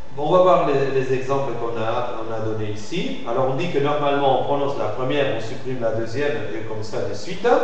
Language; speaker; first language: French; non-native, fluent; Spanish